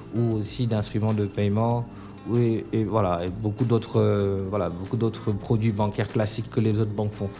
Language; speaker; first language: French; non-native, local second language; Wolof